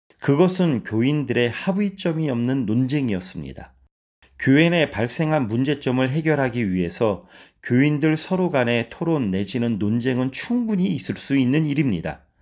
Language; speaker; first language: Korean; native; Korean